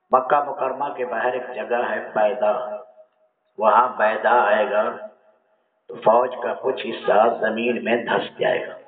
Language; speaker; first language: Urdu; native; Urdu